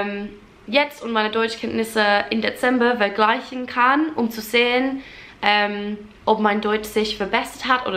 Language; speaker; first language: German; non-native, fluent; English